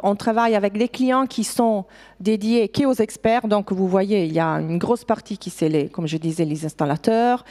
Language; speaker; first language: French; non-native, fluent; Italian